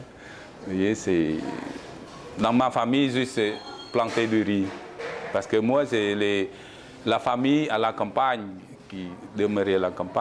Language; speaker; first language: French; non-native, learner; Khmer